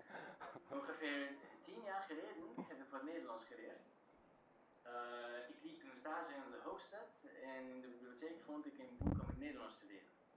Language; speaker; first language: Dutch; non-native, learner; Slovak